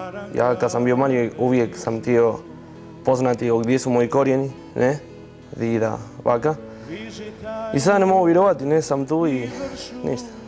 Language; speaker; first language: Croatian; early bilingual, heritage; Spanish